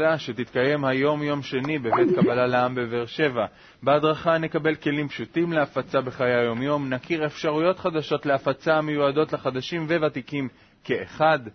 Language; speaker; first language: Hebrew; native; Hebrew